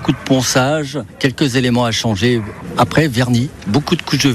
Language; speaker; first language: French; native; French